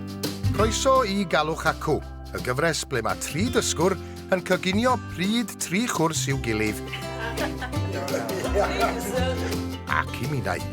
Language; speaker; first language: Welsh; native; Welsh